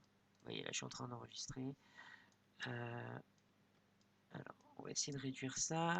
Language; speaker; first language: French; native; French